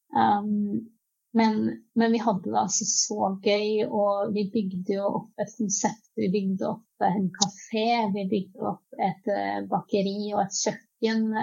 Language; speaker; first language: Norwegian; early bilingual, other home language; Czech